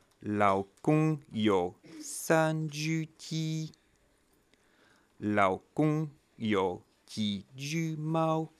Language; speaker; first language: Chinese; non-native, learner; French